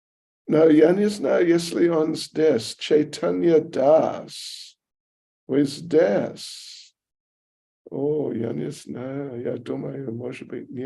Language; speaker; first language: Russian; non-native, learner; English